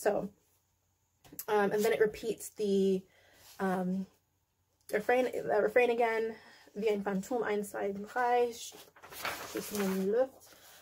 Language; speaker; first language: German; non-native, learner; English